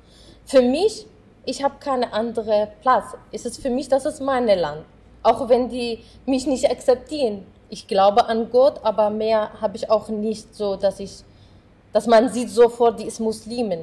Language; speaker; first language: German; non-native, fluent; Arabic